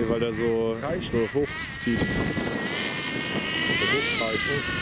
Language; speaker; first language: German; native; German